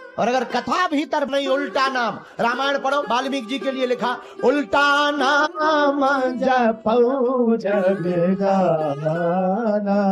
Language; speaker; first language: Hindi; native; Hindi